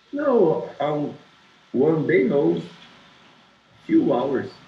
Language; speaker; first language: English; non-native, learner; Portuguese